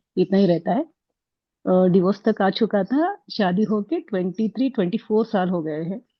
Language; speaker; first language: Hindi; non-native, local second language; Kannada